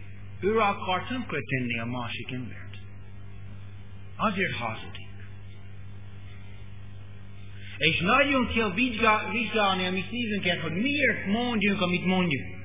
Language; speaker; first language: Hungarian; non-native, learner; English